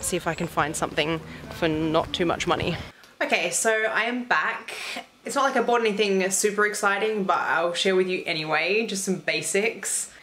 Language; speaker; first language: English; native; English